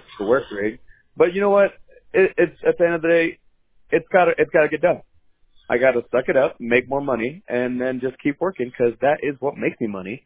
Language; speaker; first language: English; early bilingual, other home language; Spanish